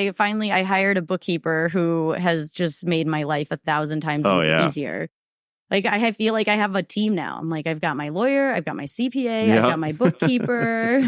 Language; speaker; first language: English; native; English